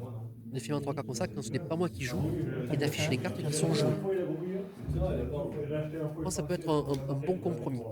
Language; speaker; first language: French; native; French